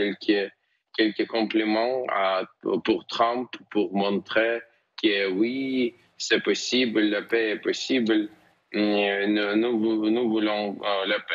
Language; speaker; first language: French; non-native, learner; Ukrainian